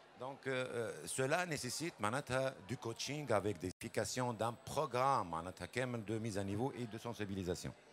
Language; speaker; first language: French; non-native, local second language; Arabic